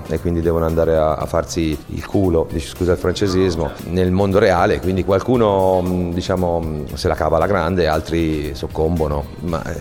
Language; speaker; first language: Italian; native; Italian